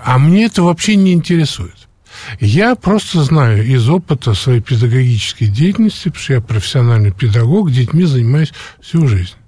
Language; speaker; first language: Russian; native; Russian